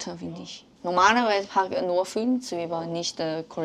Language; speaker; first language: German; non-native, learner; Chinese